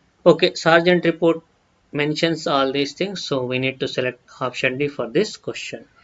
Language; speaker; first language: English; non-native, local second language; Telugu